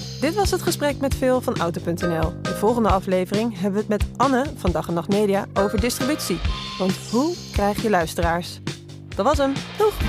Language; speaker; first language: Dutch; native; Dutch